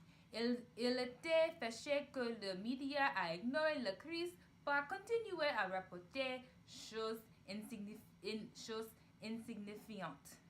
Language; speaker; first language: French; non-native, learner; English